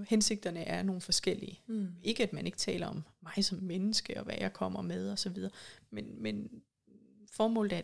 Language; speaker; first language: Danish; native; Danish